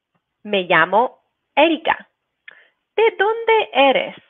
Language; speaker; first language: Spanish; non-native, fluent; English